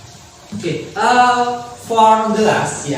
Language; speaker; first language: English; non-native, learner; Indonesian